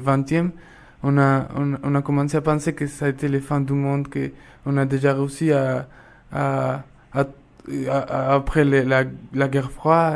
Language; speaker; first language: French; non-native, fluent; Spanish